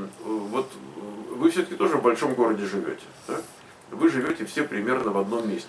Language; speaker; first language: Russian; native; Russian